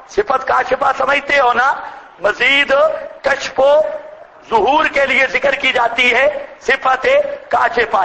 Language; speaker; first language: Urdu; non-native, local second language; Punjabi